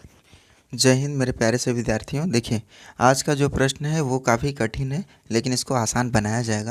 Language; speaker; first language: Hindi; native; Hindi